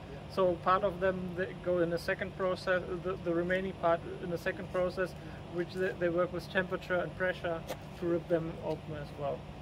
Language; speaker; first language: English; non-native, fluent; German